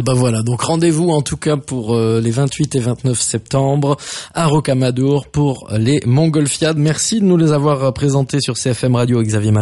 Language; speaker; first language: French; native; French